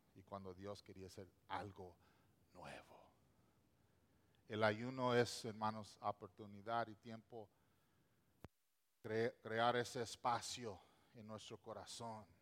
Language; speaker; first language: Spanish; non-native, local second language; English